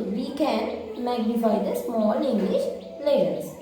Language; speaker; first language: English; non-native, local second language; Sinhala